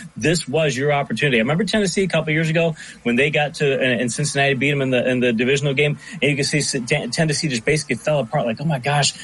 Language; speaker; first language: English; native; English